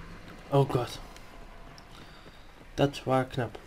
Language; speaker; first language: German; native; German